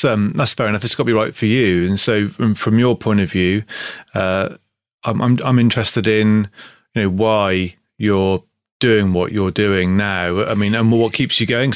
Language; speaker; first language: English; native; English